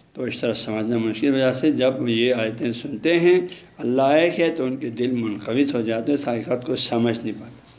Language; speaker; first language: Urdu; non-native, local second language; Balti